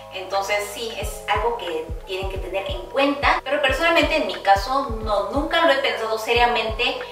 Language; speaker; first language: Spanish; early bilingual, other home language; Korean